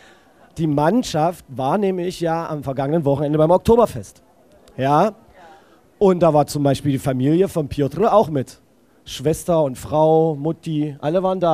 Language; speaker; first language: German; native; German